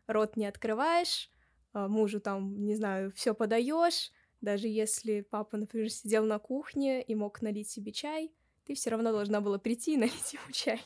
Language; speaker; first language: Russian; native; Russian